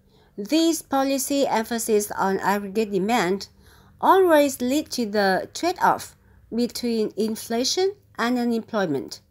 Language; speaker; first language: English; non-native, fluent; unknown